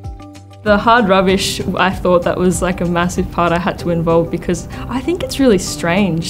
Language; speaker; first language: English; native; English